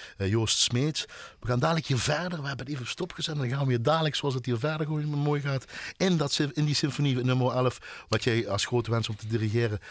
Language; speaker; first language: Dutch; native; Dutch